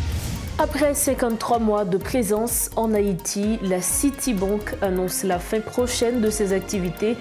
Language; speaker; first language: French; non-native, local second language; Haitian Creole